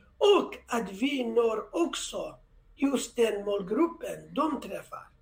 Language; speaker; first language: Swedish; non-native, fluent; Persian